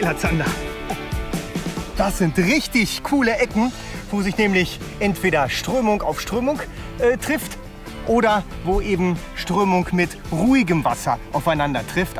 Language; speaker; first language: German; native; German